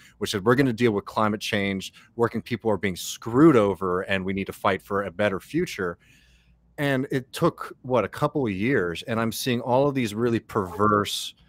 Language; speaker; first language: English; native; English